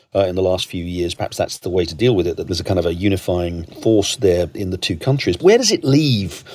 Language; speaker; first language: English; native; English